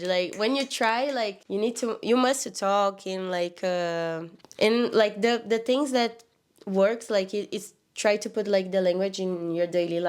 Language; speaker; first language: English; non-native, learner; Portuguese